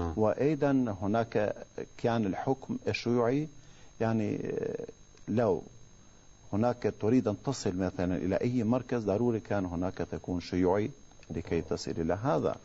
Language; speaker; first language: Arabic; non-native, fluent; Albanian